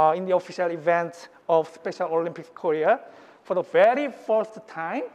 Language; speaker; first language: English; non-native, fluent; Korean